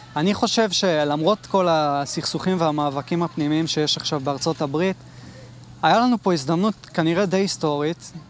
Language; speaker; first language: Hebrew; native; Hebrew